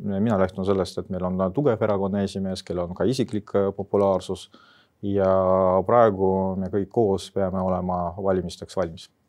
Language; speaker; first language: Estonian; non-native, local second language; Russian